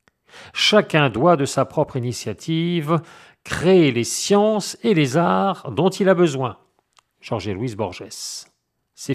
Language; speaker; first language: French; native; French